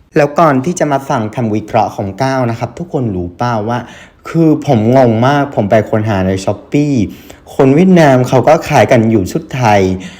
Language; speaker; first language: Thai; non-native, fluent; Vietnamese